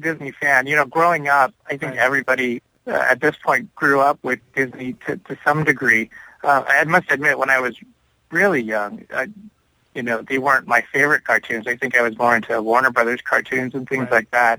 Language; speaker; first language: English; native; English